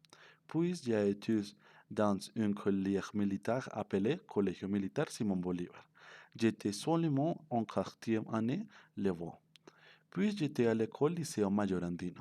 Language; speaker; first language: French; non-native, learner; Spanish